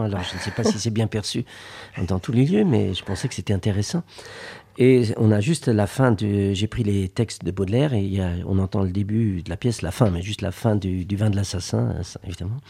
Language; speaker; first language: French; native; French